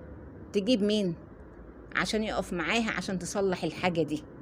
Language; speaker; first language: Arabic; native; Arabic